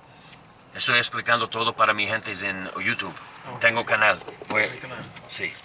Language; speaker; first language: Spanish; non-native, learner; English